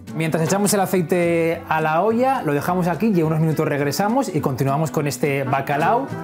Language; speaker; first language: Spanish; native; Spanish